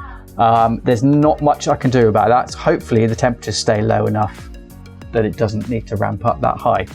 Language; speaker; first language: English; native; English